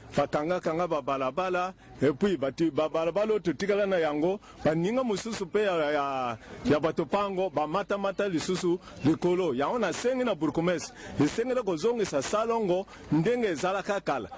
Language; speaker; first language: Lingala; native; Lingala